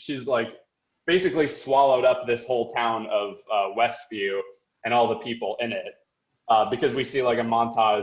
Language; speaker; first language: English; native; English